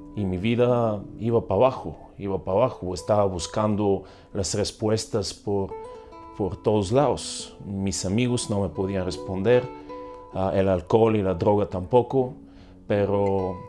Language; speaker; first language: Spanish; non-native, fluent; Bulgarian